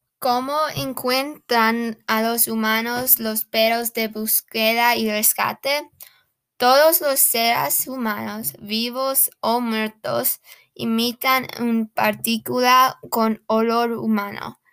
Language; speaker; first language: Spanish; non-native, learner; English